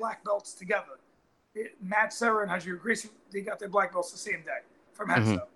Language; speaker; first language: English; native; English